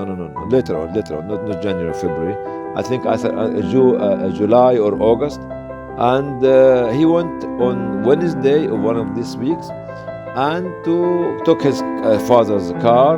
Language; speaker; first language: English; non-native, fluent; Arabic